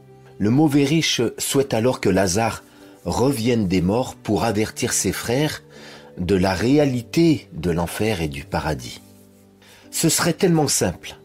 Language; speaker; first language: French; native; French